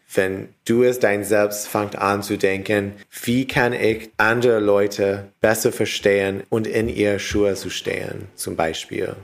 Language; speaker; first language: German; non-native, learner; English